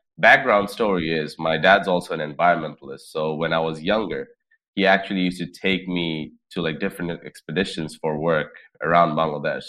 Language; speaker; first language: English; non-native, local second language; Bangla